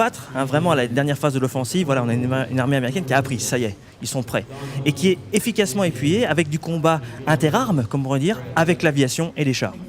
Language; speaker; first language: French; native; French